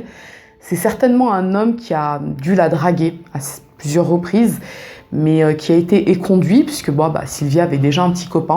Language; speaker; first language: French; native; French